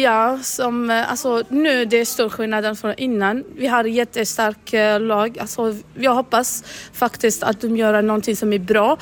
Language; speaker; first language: Swedish; non-native, learner; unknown